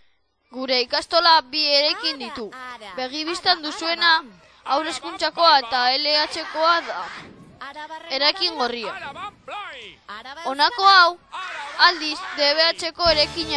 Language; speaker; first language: Basque; non-native, local second language; Spanish